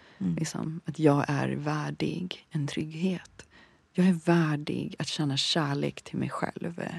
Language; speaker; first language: Swedish; early bilingual, other home language; Bosnian